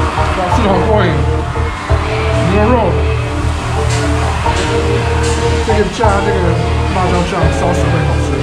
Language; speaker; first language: Chinese; non-native, fluent; English